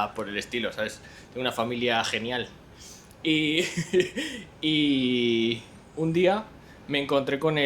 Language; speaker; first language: Spanish; native; Spanish